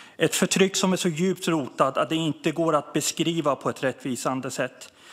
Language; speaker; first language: Swedish; early bilingual, other home language; Persian